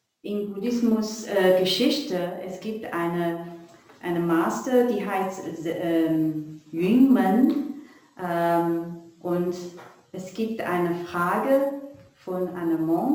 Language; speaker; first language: German; non-native, learner; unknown